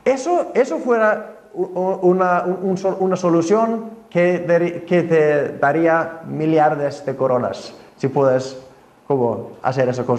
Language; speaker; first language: Spanish; non-native, fluent; Icelandic